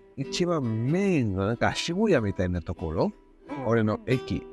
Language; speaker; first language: Japanese; non-native, learner; Spanish